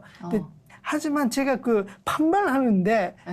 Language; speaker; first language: Korean; non-native, learner; Japanese